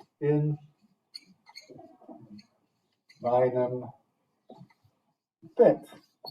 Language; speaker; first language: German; non-native, fluent; English